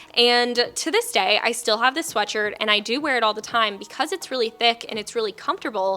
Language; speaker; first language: English; native; English